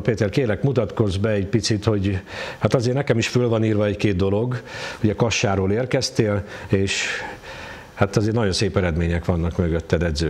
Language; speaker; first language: Hungarian; native; Hungarian